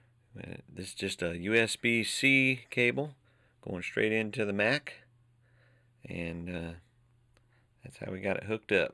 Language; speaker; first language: English; native; English